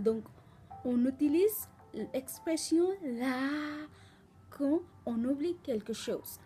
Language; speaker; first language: French; non-native, learner; Nepali